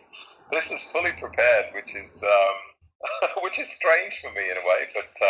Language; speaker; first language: English; non-native, fluent; Dutch